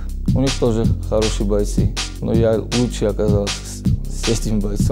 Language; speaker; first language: Russian; non-native, fluent; Georgian